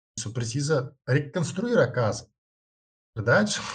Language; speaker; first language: Portuguese; non-native, learner; Russian